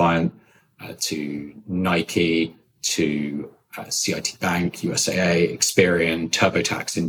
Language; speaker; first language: English; native; English